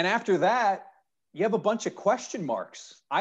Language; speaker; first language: English; native; English